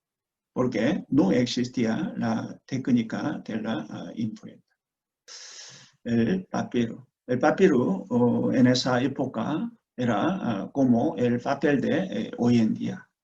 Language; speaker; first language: Spanish; non-native, fluent; Korean